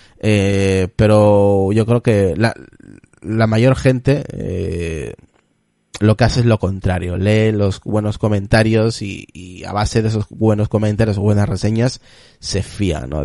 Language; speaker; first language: Spanish; native; Spanish